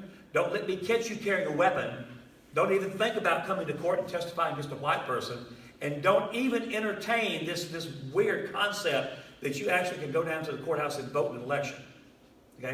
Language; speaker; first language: English; native; English